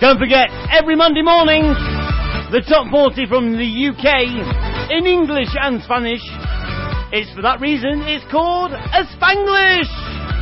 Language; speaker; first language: English; native; English